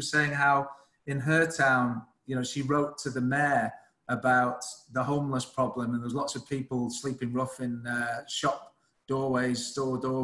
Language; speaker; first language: English; native; English